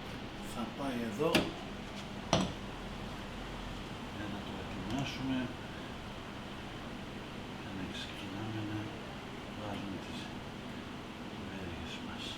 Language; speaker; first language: Greek; non-native, learner; Persian